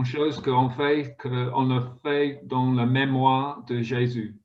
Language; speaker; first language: French; non-native, fluent; English